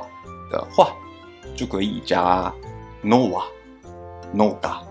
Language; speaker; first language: Chinese; non-native, fluent; Japanese